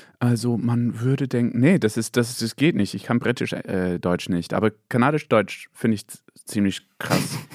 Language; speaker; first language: German; non-native, fluent; English